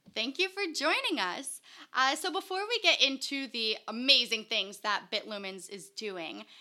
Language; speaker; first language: English; native; English